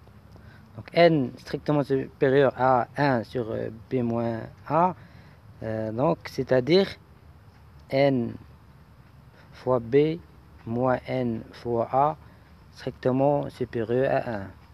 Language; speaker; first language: French; non-native, local second language; Arabic